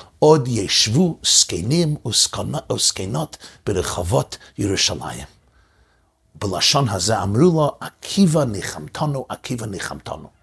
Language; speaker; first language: Hebrew; early bilingual, heritage; English